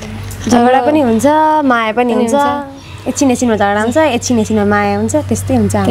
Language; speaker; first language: Nepali; native; Nepali